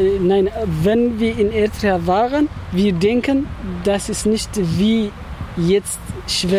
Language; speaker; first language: German; non-native, learner; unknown